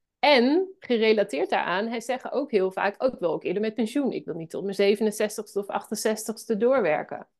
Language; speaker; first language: Dutch; native; Dutch